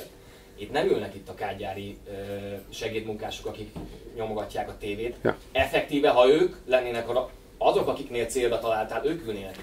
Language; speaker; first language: Hungarian; native; Hungarian